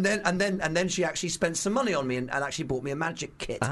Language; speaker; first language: English; native; English